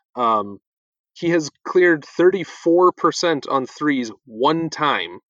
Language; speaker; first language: English; native; English